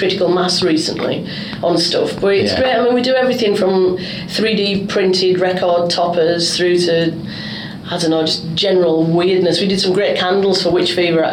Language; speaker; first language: English; native; English